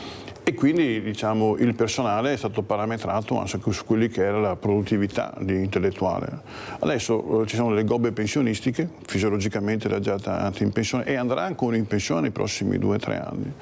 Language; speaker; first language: Italian; native; Italian